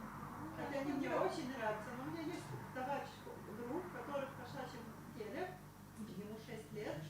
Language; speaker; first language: Russian; non-native, local second language; Lithuanian